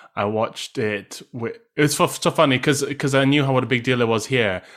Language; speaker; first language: English; native; English